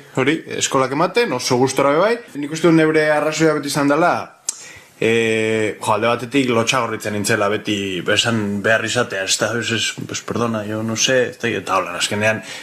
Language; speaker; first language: Basque; non-native, local second language; Spanish